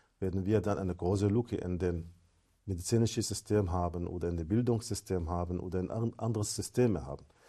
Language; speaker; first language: German; non-native, fluent; Arabic